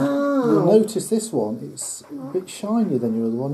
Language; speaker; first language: English; native; English